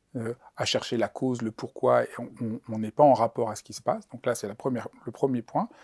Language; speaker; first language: French; native; French